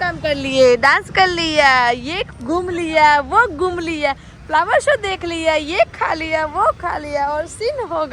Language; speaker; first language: Hindi; non-native, local second language; Gujarati